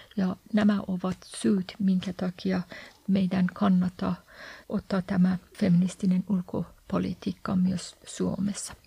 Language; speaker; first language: Finnish; non-native, fluent; Persian